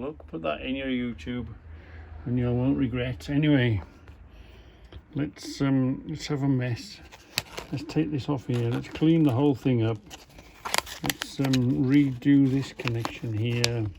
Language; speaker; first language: English; native; English